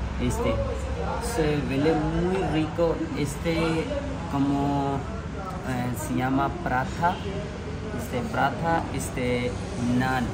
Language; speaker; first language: Spanish; non-native, learner; Urdu